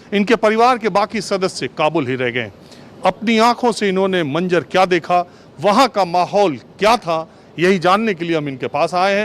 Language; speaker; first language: Hindi; native; Hindi